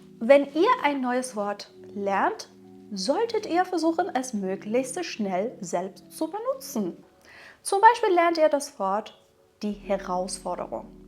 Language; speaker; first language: German; non-native, fluent; Persian